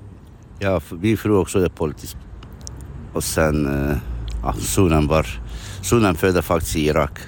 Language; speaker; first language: Swedish; non-native, fluent; Kurdish